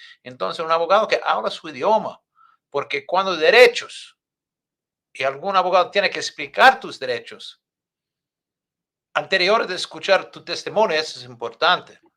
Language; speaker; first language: Spanish; non-native, fluent; English